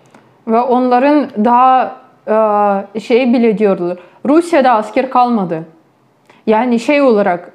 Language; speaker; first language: Turkish; non-native, fluent; Ukrainian